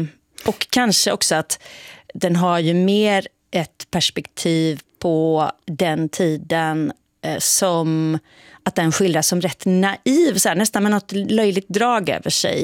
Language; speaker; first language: Swedish; native; Swedish